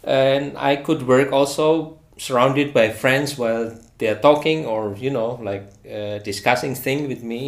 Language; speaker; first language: English; non-native, fluent; Indonesian